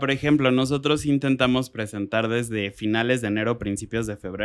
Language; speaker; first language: Spanish; native; Spanish